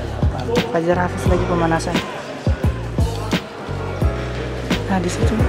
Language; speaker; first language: Indonesian; native; Indonesian